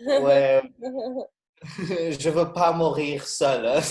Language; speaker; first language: French; non-native, learner; Arabic